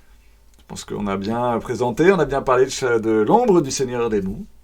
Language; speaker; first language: French; native; French